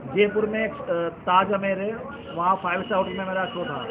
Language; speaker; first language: Hindi; native; Hindi